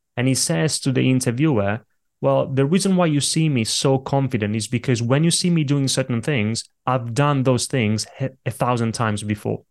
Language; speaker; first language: English; non-native, fluent; Italian